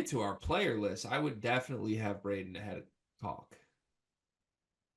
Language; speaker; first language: English; native; English